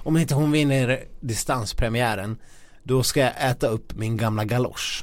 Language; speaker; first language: Swedish; native; Swedish